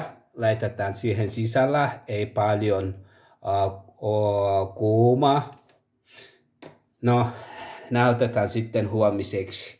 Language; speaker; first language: Finnish; non-native, learner; Tigrinya